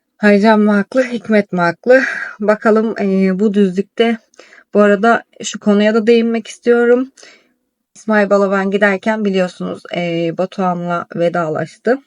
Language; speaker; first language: Turkish; native; Turkish